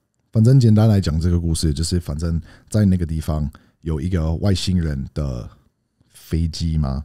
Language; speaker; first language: Chinese; non-native, fluent; English